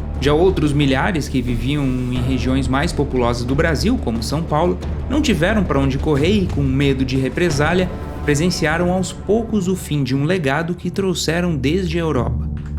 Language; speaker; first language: Portuguese; native; Portuguese